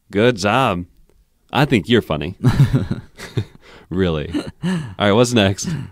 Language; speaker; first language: English; native; English